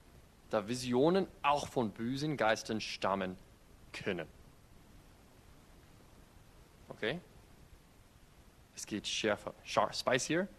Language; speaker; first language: German; non-native, fluent; English